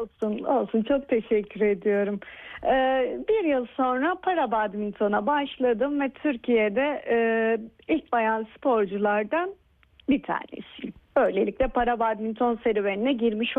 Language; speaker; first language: Turkish; native; Turkish